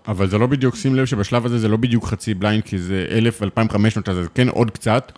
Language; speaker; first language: Hebrew; native; Hebrew